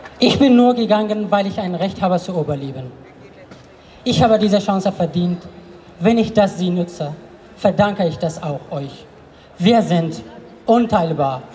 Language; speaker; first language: German; non-native, fluent; Persian